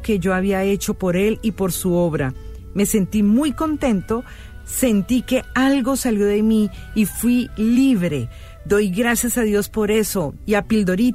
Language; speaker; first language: Spanish; native; Spanish